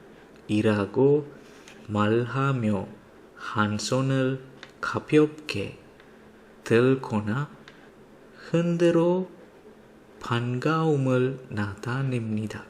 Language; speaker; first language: Korean; non-native, learner; Sinhala